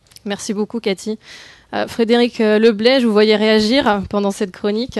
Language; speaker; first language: French; native; French